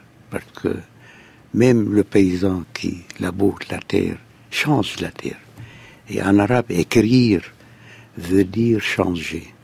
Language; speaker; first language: French; non-native, fluent; Arabic